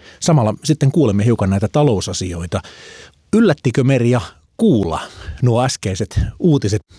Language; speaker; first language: Finnish; native; Finnish